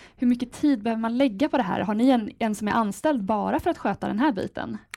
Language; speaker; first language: Swedish; native; Swedish